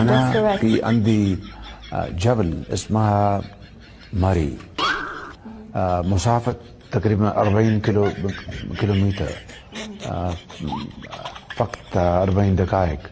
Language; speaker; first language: Arabic; non-native, learner; Urdu